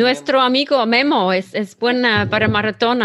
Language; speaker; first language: Spanish; non-native, learner; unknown